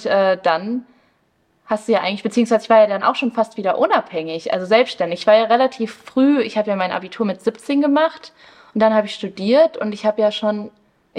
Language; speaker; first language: German; early bilingual, other home language; Spanish